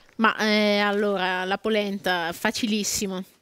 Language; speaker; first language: Italian; native; Italian